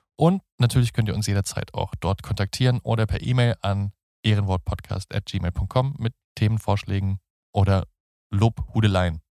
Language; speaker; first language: German; native; German